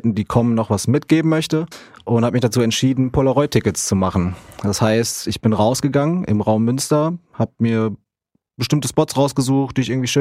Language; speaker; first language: German; native; German